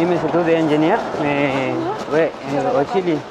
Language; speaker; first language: French; non-native, learner; Spanish